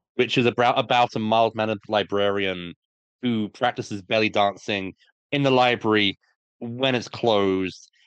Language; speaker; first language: English; native; English